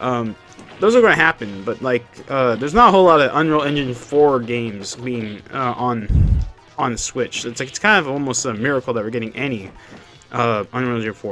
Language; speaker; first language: English; native; English